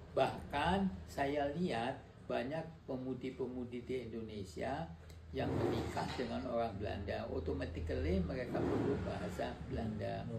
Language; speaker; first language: Indonesian; non-native, local second language; Dutch